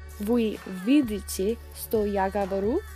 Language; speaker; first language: Russian; non-native, learner; English